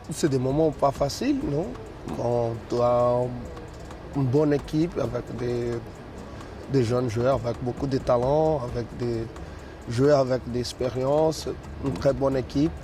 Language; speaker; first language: French; non-native, learner; Portuguese